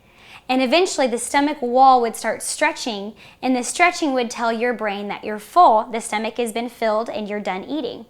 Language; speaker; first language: English; native; English